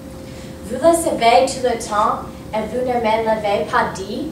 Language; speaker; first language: French; non-native, learner; English